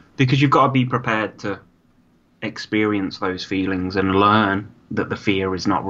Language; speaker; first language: English; native; English